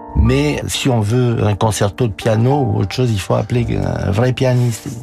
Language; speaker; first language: French; non-native, fluent; Romanian